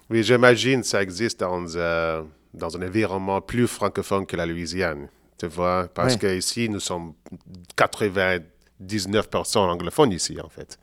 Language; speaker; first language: French; non-native, local second language; English